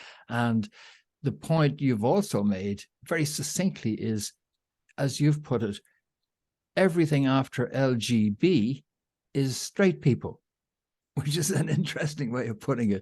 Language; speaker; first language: English; native; English